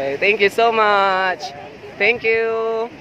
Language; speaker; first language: English; non-native, fluent; Filipino